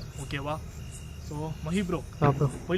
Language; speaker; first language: Tamil; native; Tamil